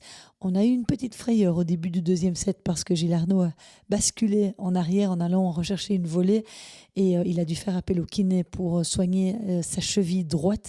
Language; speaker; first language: French; native; French